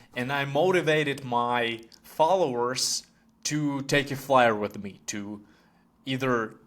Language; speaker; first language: English; non-native, fluent; Ukrainian